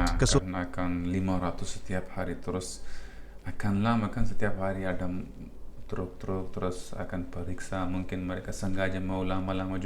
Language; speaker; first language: Indonesian; non-native, fluent; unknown